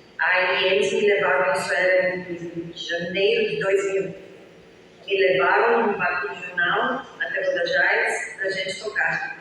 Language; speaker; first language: Portuguese; non-native, fluent; Bulgarian